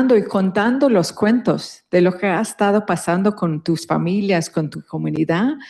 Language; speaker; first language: Spanish; early bilingual, heritage; Spanish